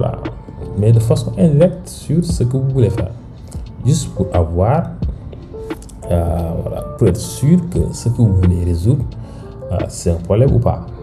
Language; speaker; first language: French; non-native, local second language; Wolof